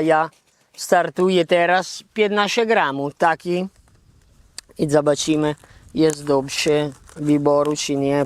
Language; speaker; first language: Polish; non-native, learner; Italian